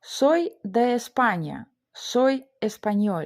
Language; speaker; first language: Spanish; non-native, fluent; Ukrainian